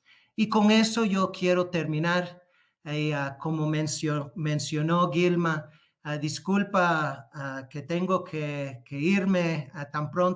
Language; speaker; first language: Spanish; non-native, fluent; English